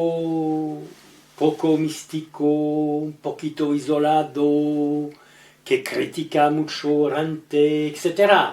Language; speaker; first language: Spanish; non-native, learner; French